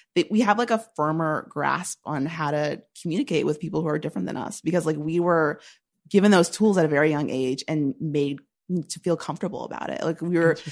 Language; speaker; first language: English; native; English